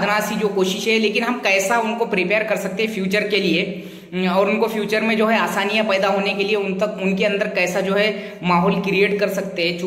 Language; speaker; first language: Hindi; native; Hindi